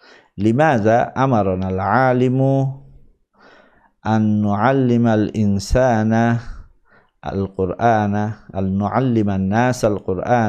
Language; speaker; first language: Arabic; non-native, fluent; Bangla